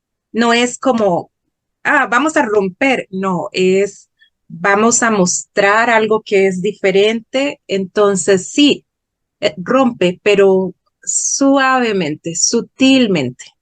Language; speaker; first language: Spanish; non-native, fluent; Portuguese